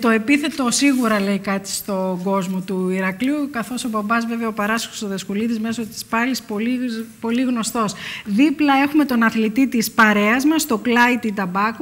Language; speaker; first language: Greek; native; Greek